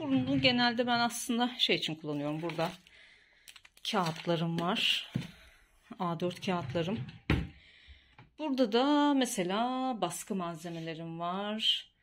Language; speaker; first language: Turkish; native; Turkish